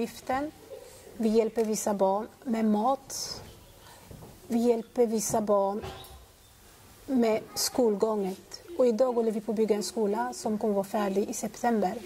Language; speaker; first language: Swedish; non-native, fluent; Lingala